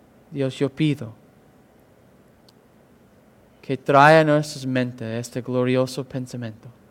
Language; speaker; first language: Spanish; non-native, fluent; English